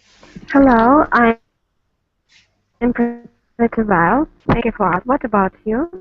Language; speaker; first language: English; non-native, learner; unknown